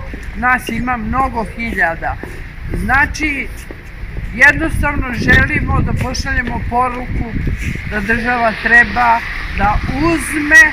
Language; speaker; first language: Bosnian; native; Bosnian